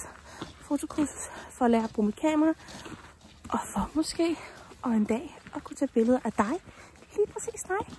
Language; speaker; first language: Danish; native; Danish